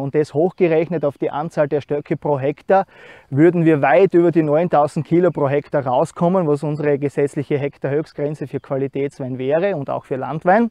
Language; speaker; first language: German; native; German